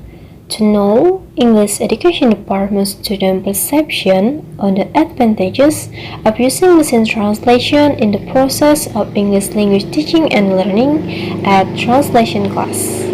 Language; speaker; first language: English; non-native, learner; Indonesian